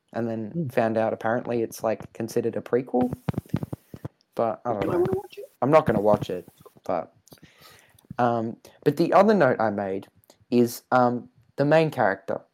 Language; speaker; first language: English; native; English